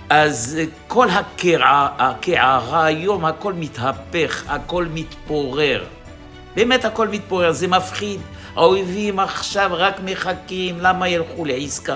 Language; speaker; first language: Hebrew; non-native, fluent; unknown